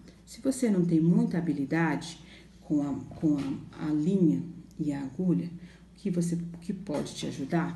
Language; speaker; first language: Portuguese; native; Portuguese